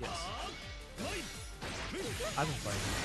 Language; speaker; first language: English; native; English